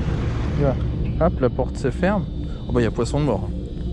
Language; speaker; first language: French; native; French